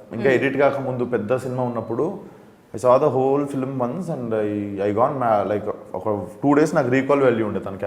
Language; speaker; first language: Telugu; native; Telugu